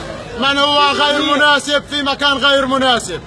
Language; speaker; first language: Arabic; native; Arabic